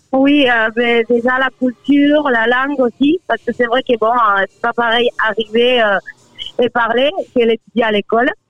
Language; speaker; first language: French; non-native, fluent; Spanish